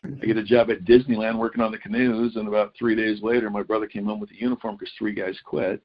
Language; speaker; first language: English; native; English